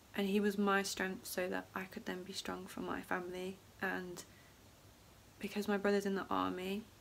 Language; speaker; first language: English; native; English